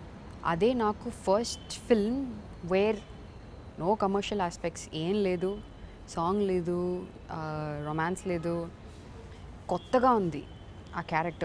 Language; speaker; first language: Telugu; non-native, learner; Tamil